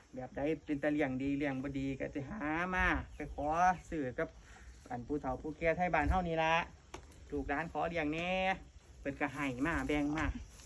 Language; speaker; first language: Thai; native; Thai